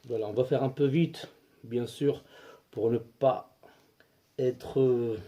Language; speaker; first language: French; non-native, local second language; Arabic